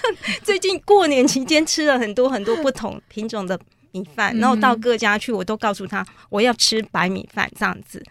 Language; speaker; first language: Chinese; native; Chinese